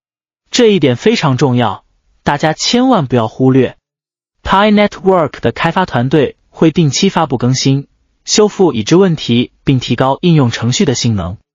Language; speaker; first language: Chinese; native; Chinese